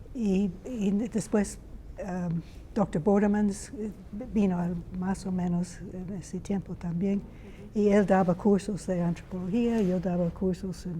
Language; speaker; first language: Spanish; non-native, fluent; English